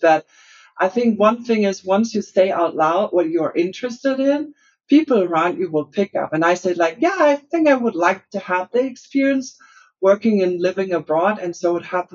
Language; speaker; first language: English; non-native, fluent; German